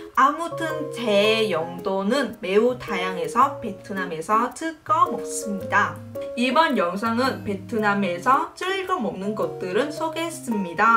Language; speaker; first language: Korean; non-native, local second language; Vietnamese